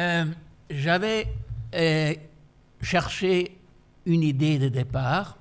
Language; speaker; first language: French; non-native, fluent; German